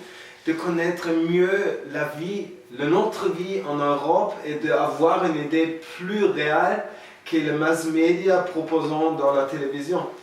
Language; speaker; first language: French; non-native, learner; German